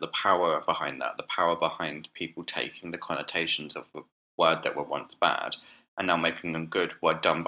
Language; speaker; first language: English; native; English